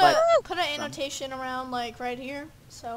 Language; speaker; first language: English; native; English